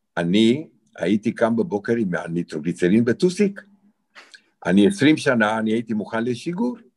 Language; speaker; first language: Hebrew; non-native, fluent; Romanian